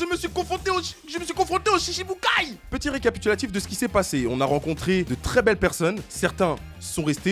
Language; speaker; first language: French; native; French